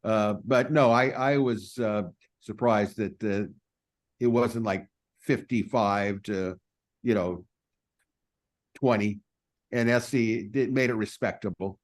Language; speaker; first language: English; native; English